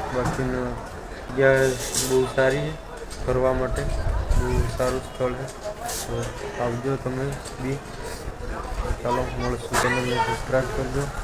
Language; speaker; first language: Gujarati; non-native, local second language; Bhili